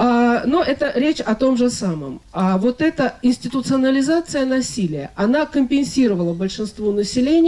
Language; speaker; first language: Russian; native; Russian